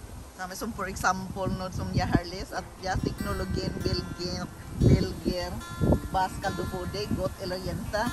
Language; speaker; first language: Norwegian; non-native, learner; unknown